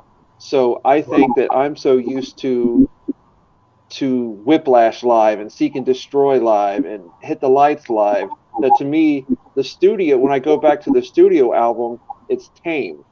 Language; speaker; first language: English; native; English